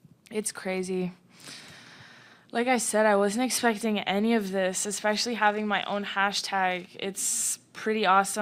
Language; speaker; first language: English; early bilingual, other home language; Romanian